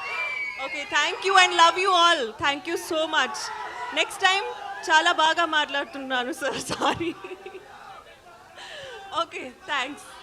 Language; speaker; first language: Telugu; non-native, learner; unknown